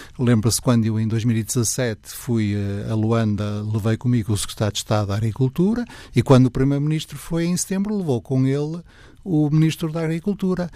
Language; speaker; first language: Portuguese; native; Portuguese